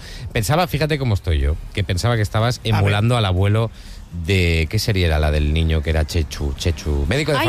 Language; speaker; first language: Spanish; native; Spanish